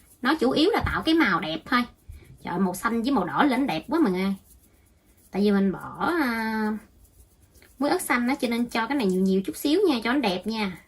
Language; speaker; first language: Vietnamese; native; Vietnamese